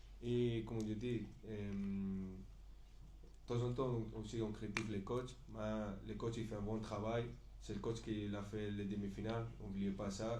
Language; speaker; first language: French; non-native, fluent; Spanish